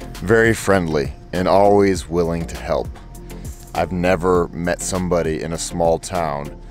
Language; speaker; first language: English; native; English